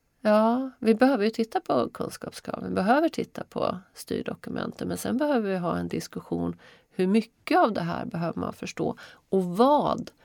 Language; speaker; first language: Swedish; native; Swedish